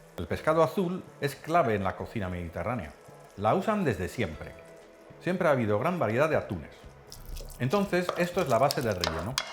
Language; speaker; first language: Spanish; non-native, fluent; Dutch